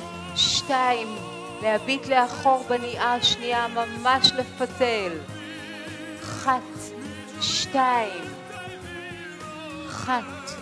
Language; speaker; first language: Hebrew; native; Hebrew